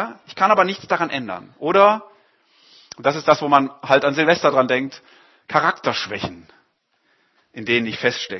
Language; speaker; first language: German; native; German